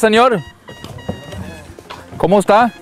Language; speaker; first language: Spanish; non-native, learner; Danish